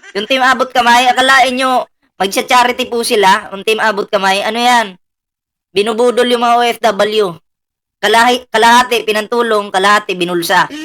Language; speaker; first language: Filipino; native; Filipino